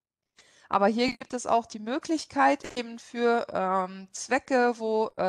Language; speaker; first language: German; non-native, local second language; Luxembourgish